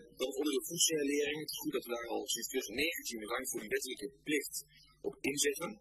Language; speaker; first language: Dutch; native; Dutch